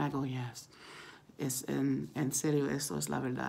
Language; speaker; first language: Spanish; non-native, fluent; English